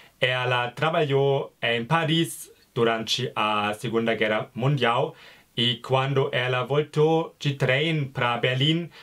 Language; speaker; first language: Portuguese; non-native, fluent; German